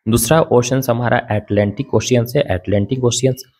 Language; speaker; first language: Hindi; native; Hindi